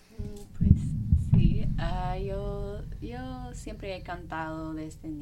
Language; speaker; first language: Spanish; non-native, fluent; English